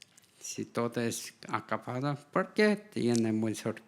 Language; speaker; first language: Spanish; non-native, learner; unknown